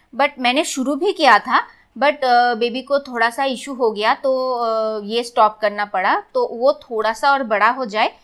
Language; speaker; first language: Hindi; non-native, local second language; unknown